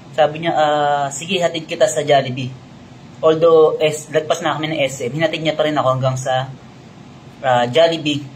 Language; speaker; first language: Filipino; native; Filipino